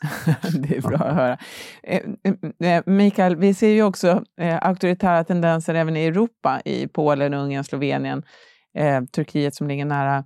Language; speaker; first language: Swedish; native; Swedish